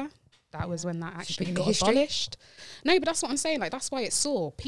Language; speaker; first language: English; native; English